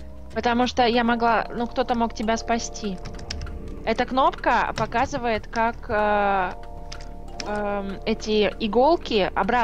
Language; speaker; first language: Russian; native; Russian